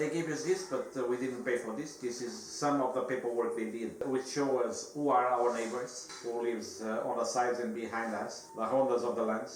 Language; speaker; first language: English; non-native, fluent; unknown